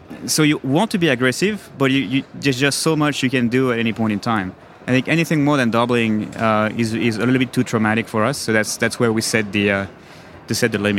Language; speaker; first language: English; non-native, fluent; French